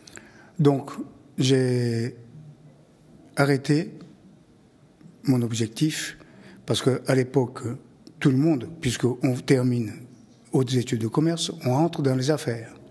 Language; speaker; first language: French; non-native, fluent; Japanese